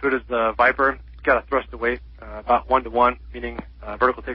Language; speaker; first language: English; native; English